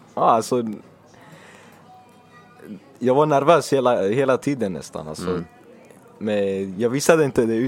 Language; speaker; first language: Swedish; early bilingual, other home language; Finnish